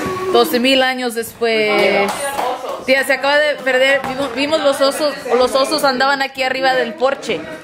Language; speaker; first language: Spanish; early bilingual, heritage; Spanish